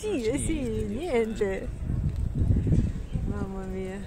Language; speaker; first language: Italian; non-native, learner; Russian